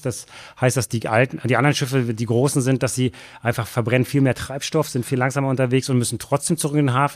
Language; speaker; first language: German; native; German